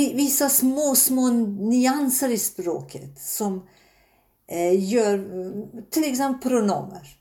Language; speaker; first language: Swedish; non-native, fluent; Persian